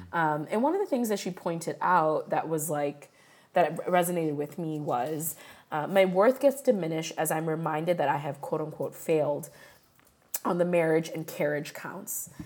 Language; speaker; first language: English; early bilingual, other home language; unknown